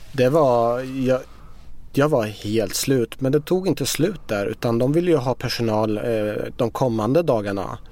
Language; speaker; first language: Swedish; early bilingual, other home language; Persian